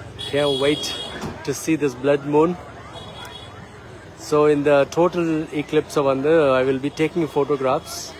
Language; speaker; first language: English; non-native, local second language; Tamil